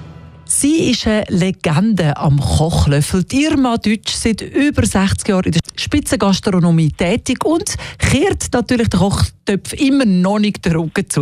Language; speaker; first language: German; native; German